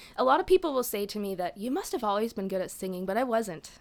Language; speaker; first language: English; native; English